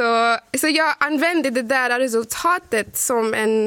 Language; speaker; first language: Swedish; non-native, fluent; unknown